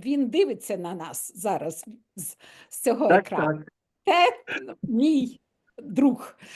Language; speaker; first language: Ukrainian; non-native, local second language; Russian